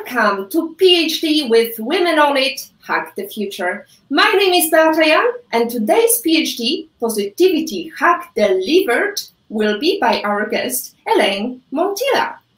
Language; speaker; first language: English; non-native, fluent; Polish